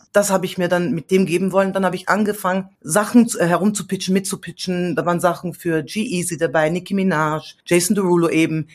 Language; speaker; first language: German; early bilingual, other home language; Central Kurdish